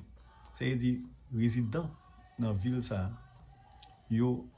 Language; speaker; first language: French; non-native, local second language; Haitian Creole